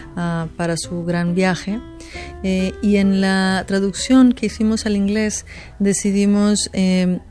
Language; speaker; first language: Spanish; native; Spanish